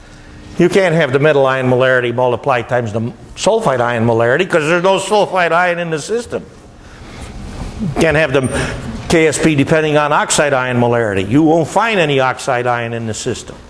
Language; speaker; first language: English; native; English